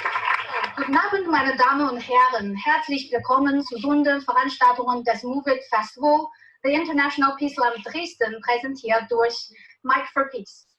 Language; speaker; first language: German; non-native, learner; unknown